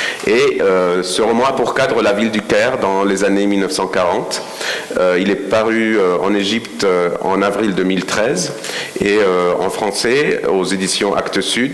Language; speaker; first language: French; non-native, fluent; Spanish